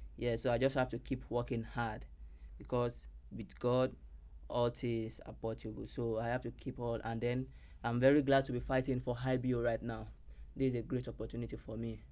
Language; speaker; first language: English; non-native, local second language; Yoruba